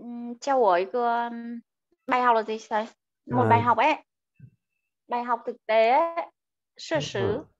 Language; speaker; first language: Chinese; non-native, learner; Vietnamese